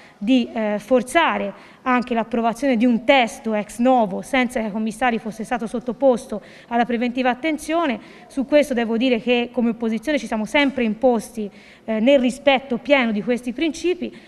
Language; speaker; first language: Italian; native; Italian